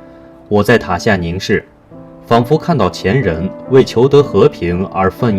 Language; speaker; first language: Chinese; native; Chinese